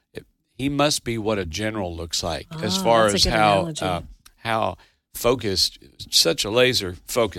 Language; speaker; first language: English; native; English